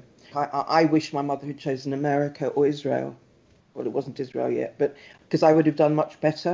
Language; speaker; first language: English; native; English